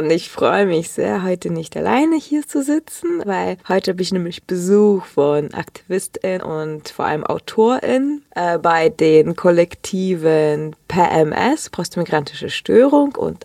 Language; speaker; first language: German; early bilingual, other home language; Russian